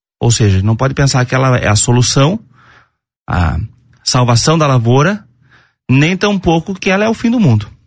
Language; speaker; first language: Portuguese; native; Portuguese